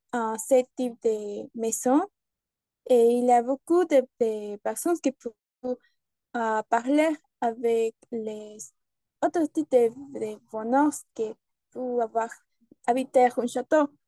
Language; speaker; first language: French; non-native, learner; Spanish